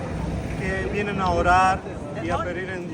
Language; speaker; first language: Spanish; non-native, fluent; Greek